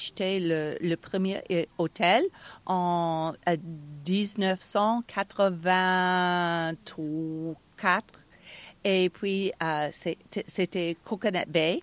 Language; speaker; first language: French; non-native, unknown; English